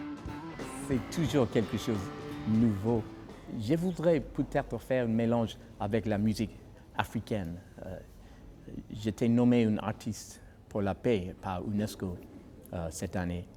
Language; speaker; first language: French; non-native, learner; English